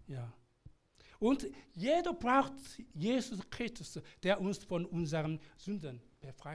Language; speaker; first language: German; non-native, learner; Korean